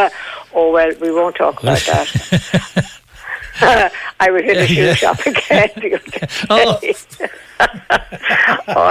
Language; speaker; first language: English; native; English